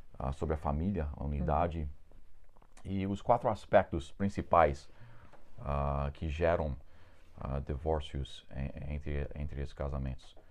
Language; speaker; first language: Portuguese; non-native, fluent; English